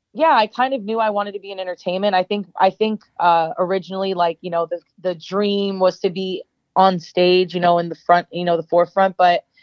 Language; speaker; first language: English; native; English